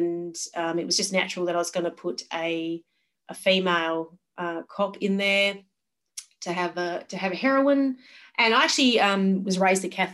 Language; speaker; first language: English; native; English